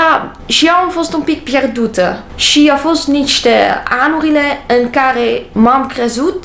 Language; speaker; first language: Romanian; non-native, learner; English